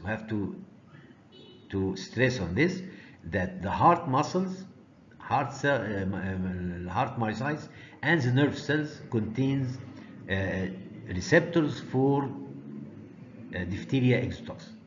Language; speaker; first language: English; non-native, fluent; Arabic